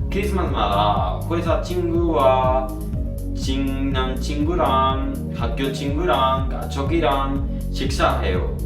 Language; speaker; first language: Korean; non-native, learner; Spanish